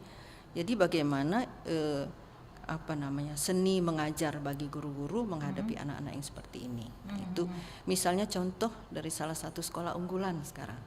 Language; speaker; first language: Indonesian; native; Indonesian